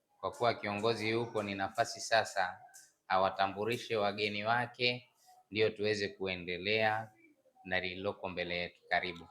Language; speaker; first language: Swahili; non-native, local second language; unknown